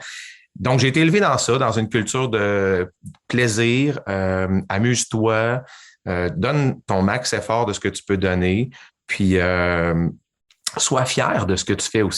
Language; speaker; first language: French; native; French